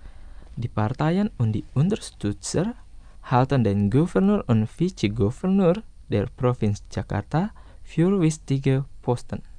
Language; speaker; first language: German; non-native, fluent; Indonesian